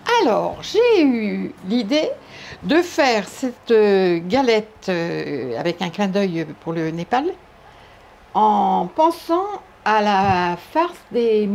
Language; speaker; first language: French; native; French